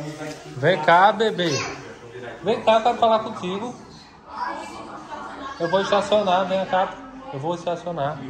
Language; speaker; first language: Portuguese; native; Portuguese